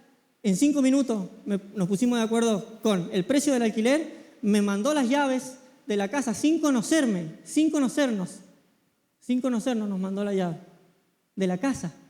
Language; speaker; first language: Spanish; native; Spanish